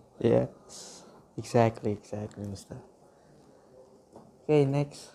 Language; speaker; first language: English; non-native, learner; Indonesian